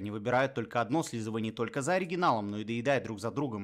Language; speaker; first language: Russian; native; Russian